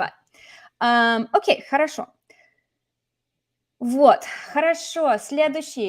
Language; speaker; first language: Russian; non-native, fluent; English